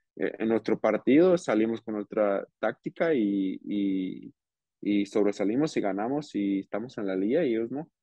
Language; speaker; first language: Spanish; early bilingual, heritage; Spanish